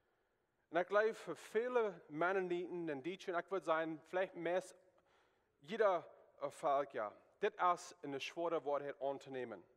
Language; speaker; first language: German; non-native, learner; Plautdietsch